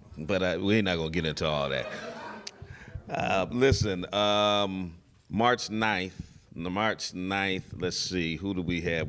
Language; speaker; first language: English; native; English